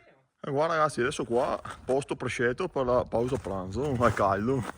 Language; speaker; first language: Italian; native; Italian